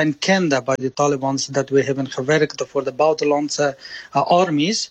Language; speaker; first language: Dutch; non-native, learner; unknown